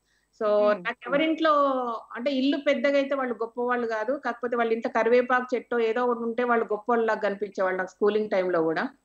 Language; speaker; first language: Telugu; native; Telugu